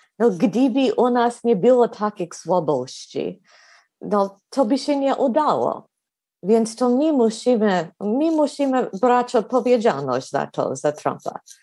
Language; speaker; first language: Polish; non-native, fluent; English